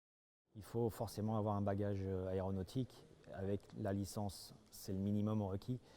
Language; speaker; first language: French; native; French